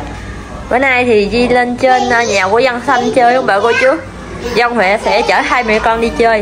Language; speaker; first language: Vietnamese; native; Vietnamese